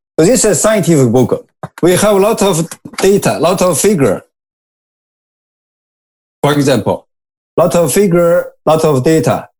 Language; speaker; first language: English; non-native, learner; Japanese